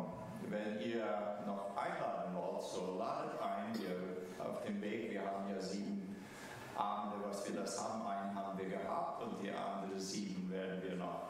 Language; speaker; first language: German; early bilingual, heritage; German